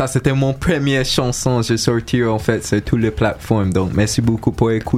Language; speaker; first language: French; non-native, learner; English